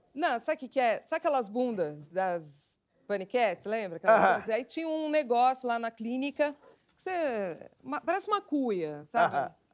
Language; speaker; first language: Portuguese; native; Portuguese